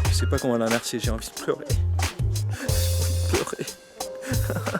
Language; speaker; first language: French; native; French